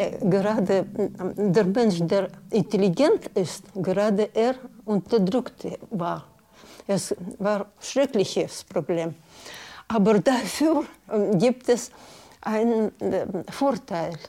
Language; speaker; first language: German; non-native, learner; Russian